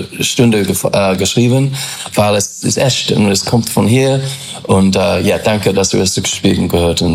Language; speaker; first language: German; non-native, learner; English